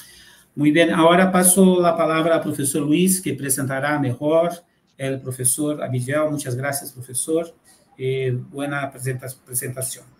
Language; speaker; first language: Spanish; non-native, fluent; Portuguese